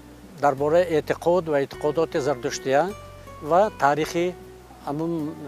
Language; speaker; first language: Persian; non-native, local second language; Shughni